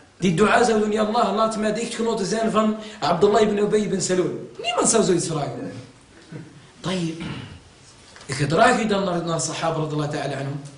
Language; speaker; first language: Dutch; early bilingual, other home language; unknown